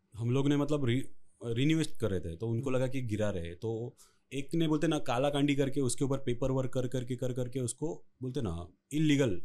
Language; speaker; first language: Hindi; non-native, local second language; Marathi